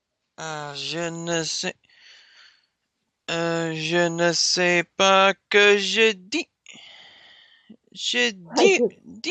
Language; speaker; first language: French; non-native, learner; English